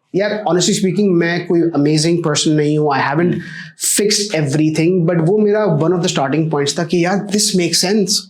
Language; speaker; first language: Urdu; native; Urdu